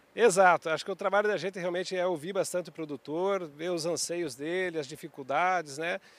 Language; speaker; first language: Portuguese; native; Portuguese